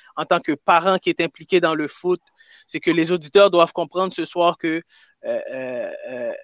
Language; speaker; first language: French; native; French